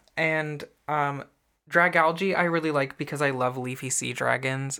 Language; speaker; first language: English; native; English